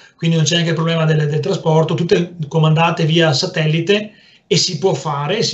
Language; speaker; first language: Italian; native; Italian